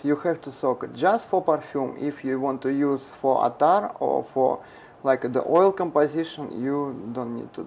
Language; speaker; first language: English; non-native, learner; Russian